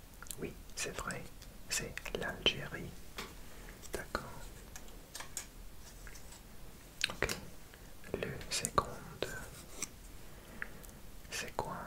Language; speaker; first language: French; non-native, learner; Welsh